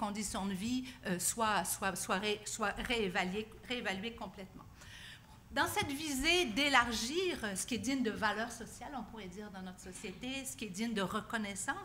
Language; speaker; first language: French; native; French